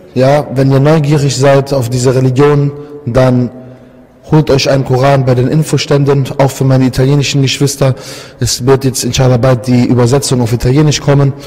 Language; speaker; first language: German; early bilingual, other home language; Italian